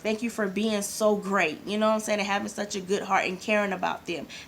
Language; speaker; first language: English; native; English